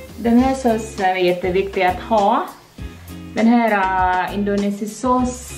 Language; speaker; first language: Swedish; non-native, learner; Indonesian